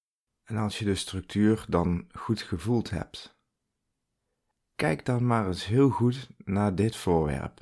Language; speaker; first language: Dutch; native; Dutch